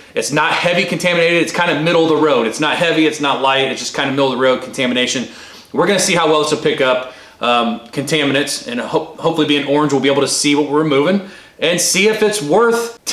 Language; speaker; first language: English; native; English